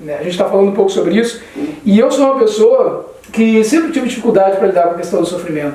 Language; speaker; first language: Portuguese; native; Portuguese